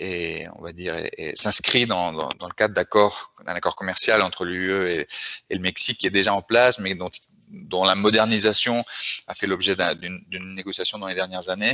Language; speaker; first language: French; native; French